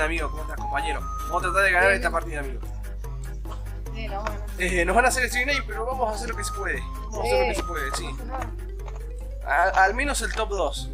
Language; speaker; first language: Spanish; native; Spanish